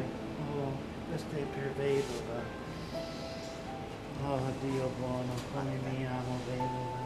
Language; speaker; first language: Italian; non-native, learner; English